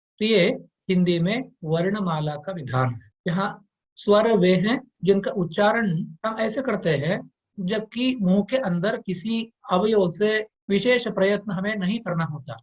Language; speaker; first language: Hindi; non-native, local second language; Kannada